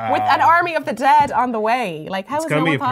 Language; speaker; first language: English; native; English